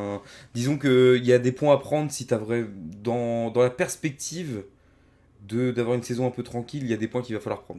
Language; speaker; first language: French; native; French